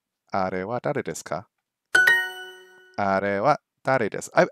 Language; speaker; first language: Japanese; non-native, learner; English